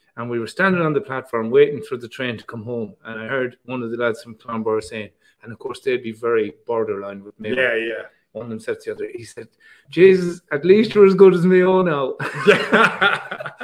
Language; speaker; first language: English; native; English